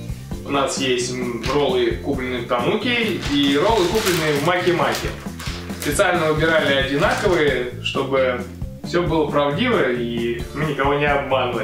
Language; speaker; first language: Russian; native; Russian